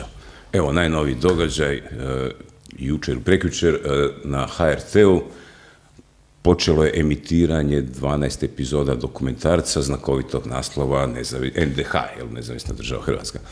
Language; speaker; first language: Croatian; native; Croatian